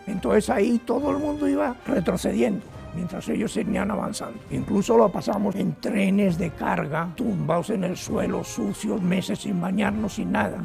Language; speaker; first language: Spanish; native; Spanish